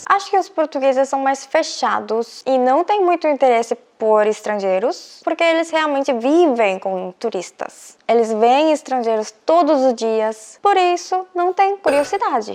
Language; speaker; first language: Portuguese; non-native, fluent; Korean